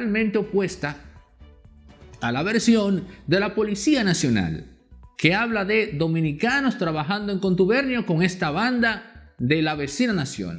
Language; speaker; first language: Spanish; native; Spanish